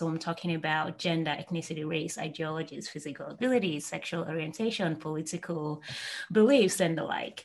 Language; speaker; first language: English; non-native, local second language; Igbo